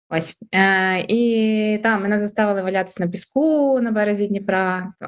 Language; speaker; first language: Ukrainian; native; Ukrainian